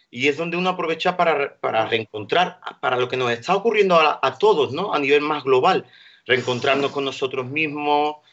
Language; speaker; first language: Spanish; native; Spanish